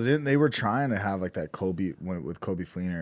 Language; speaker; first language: English; native; English